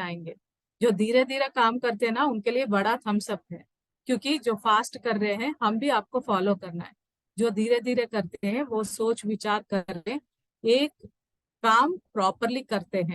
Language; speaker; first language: Hindi; native; Hindi